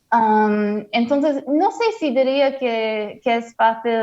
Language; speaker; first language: Spanish; non-native, fluent; English